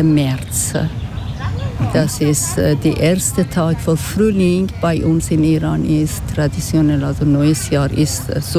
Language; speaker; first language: German; non-native, learner; Persian